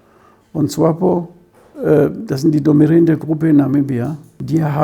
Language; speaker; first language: German; non-native, fluent; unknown